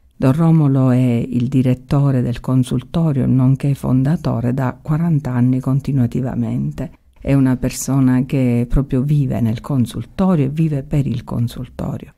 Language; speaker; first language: Italian; native; Italian